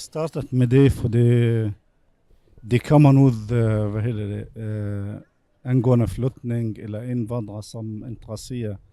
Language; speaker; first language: Danish; non-native, fluent; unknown